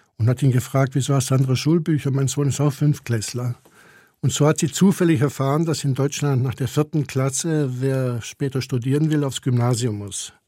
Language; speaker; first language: German; early bilingual, other home language; Croatian